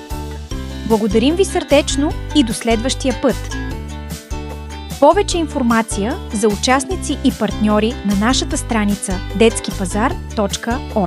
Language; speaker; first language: Bulgarian; native; Bulgarian